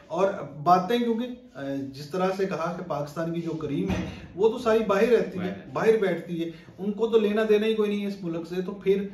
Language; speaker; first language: Urdu; native; Urdu